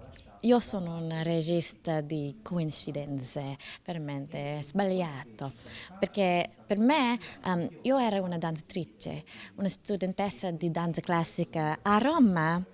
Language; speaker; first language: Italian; non-native, learner; English